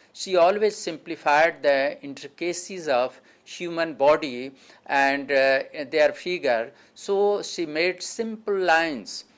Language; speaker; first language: English; non-native, local second language; Hindi